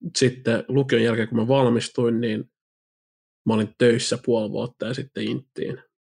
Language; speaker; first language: Finnish; native; Finnish